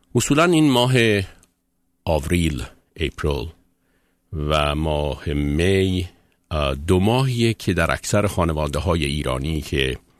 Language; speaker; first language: Persian; native; Persian